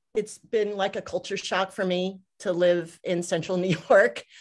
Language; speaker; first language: English; native; English